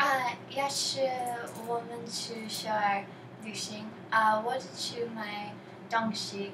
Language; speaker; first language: Chinese; non-native, learner; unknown